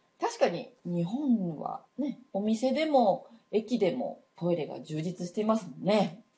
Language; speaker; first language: Japanese; native; Japanese